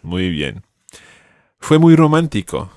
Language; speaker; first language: Spanish; non-native, fluent; English